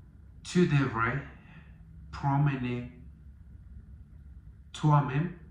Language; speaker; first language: French; non-native, learner; Spanish